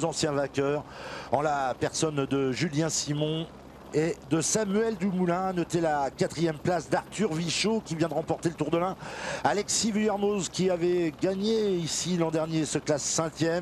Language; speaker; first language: French; native; French